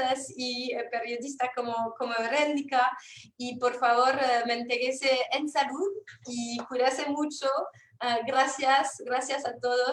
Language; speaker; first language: Spanish; non-native, fluent; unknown